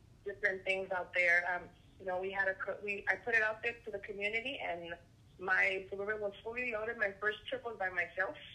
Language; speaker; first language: English; early bilingual, other home language; Spanish